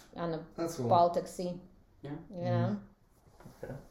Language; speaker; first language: English; early bilingual, other home language; Latvian